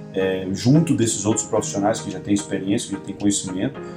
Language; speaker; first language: Portuguese; native; Portuguese